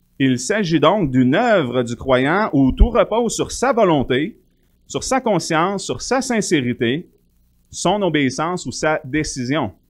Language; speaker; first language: French; native; French